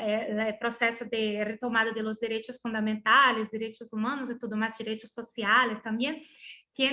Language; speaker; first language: Spanish; non-native, learner; Portuguese